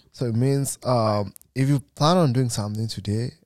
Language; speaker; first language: English; non-native, local second language; Kikuyu